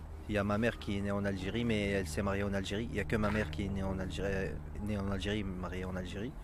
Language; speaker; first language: French; non-native, local second language; Arabic